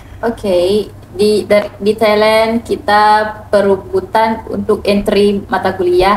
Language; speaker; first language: Indonesian; non-native, learner; Thai